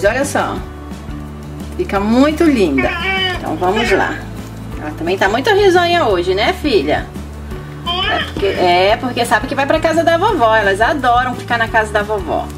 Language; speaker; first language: Portuguese; native; Portuguese